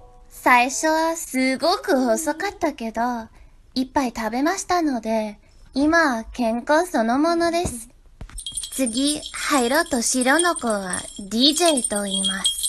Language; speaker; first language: Japanese; non-native, learner; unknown